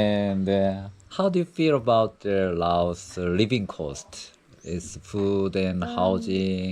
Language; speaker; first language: English; non-native, learner; Korean